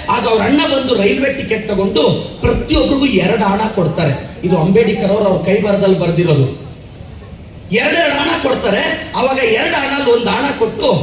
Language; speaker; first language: Kannada; native; Kannada